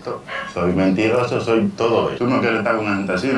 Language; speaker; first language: Spanish; native; Spanish